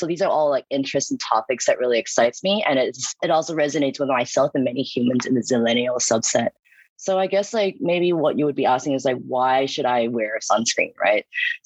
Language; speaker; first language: English; non-native, local second language; Cantonese